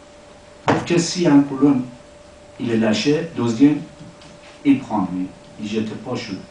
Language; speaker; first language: French; non-native, learner; Persian